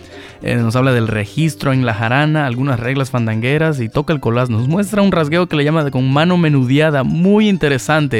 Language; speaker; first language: Spanish; native; Spanish